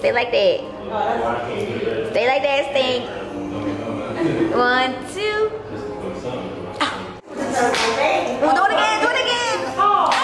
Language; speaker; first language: English; native; English